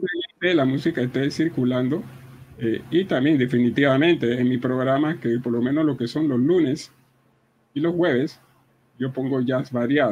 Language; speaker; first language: Spanish; native; Spanish